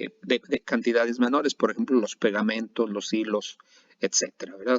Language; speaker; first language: Spanish; native; Spanish